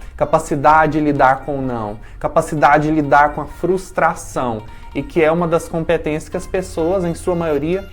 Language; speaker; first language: Portuguese; native; Portuguese